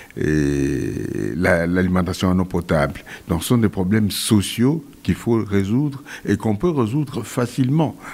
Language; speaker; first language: French; non-native, local second language; Kongo